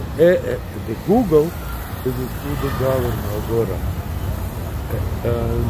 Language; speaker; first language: Portuguese; non-native, learner; English